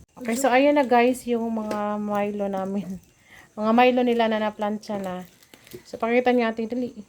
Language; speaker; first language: Filipino; native; Filipino